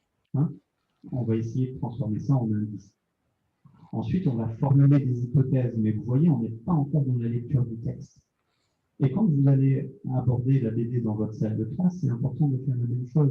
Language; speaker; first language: French; native; French